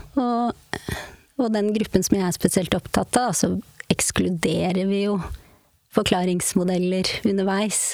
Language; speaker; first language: Norwegian; native; Norwegian